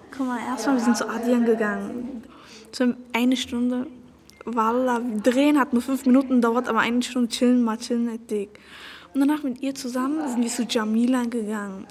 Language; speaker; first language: German; early bilingual, other home language; Turkish